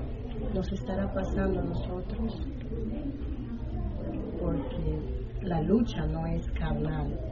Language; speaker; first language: Spanish; native; Spanish